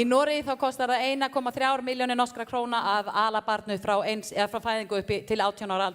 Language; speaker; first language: Icelandic; native; Icelandic